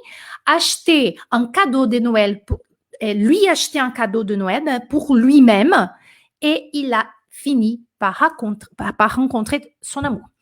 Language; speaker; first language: French; non-native, fluent; Portuguese